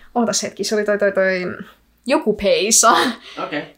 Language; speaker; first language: Finnish; early bilingual, other home language; Icelandic